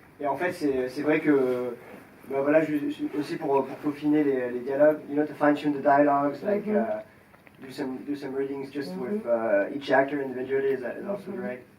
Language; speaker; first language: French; native; French